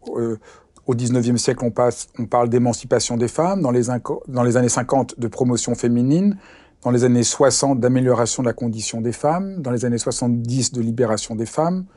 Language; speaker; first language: French; native; French